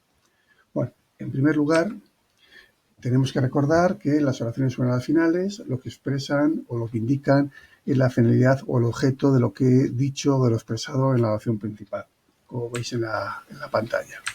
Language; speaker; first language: Spanish; native; Spanish